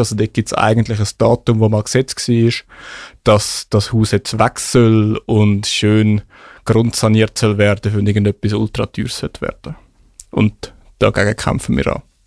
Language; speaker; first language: German; native; German